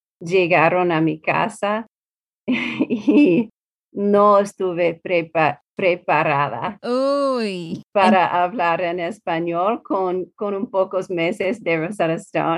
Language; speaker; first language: Spanish; non-native, learner; English